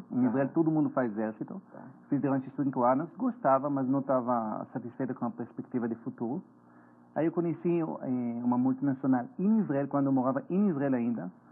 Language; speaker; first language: Portuguese; non-native, fluent; Hebrew